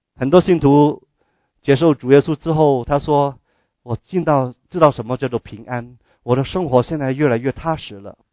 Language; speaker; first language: Chinese; non-native, local second language; Cantonese